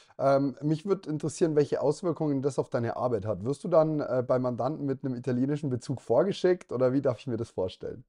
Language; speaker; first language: German; native; German